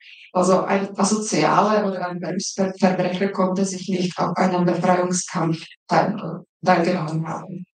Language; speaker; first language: German; non-native, fluent; Czech